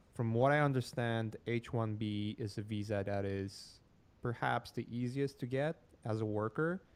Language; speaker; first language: English; non-native, fluent; Polish